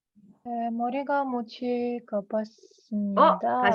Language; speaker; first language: Korean; non-native, learner; Russian